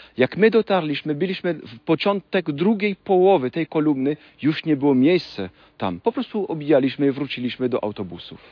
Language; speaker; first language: Polish; non-native, fluent; French